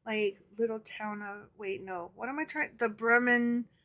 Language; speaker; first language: English; native; English